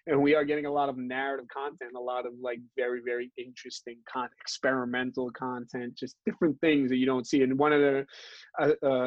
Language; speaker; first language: English; native; English